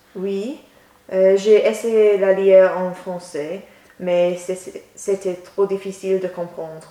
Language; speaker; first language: French; non-native, learner; English